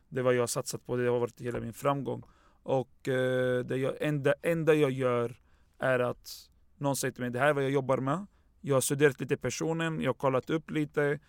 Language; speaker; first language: Swedish; early bilingual, other home language; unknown